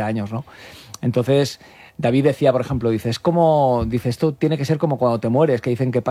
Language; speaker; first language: Spanish; native; Spanish